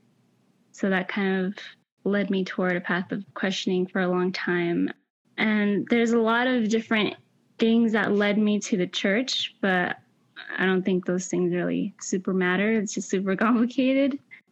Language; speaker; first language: English; early bilingual, other home language; Spanish